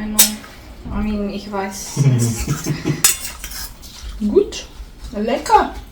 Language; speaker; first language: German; non-native, learner; English